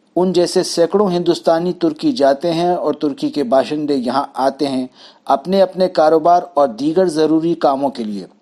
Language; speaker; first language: Urdu; native; Urdu